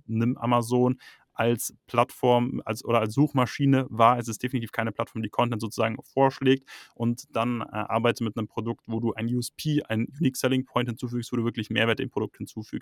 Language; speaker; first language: German; native; German